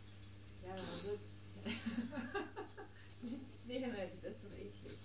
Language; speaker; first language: German; native; German